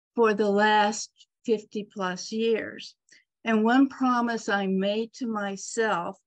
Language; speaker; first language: English; native; English